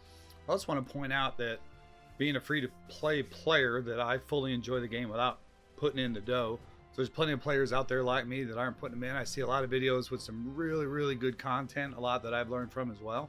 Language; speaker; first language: English; native; English